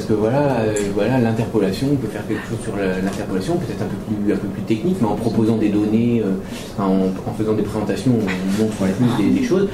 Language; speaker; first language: French; native; French